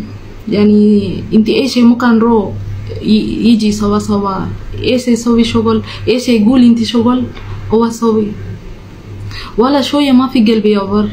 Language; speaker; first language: Arabic; non-native, learner; Telugu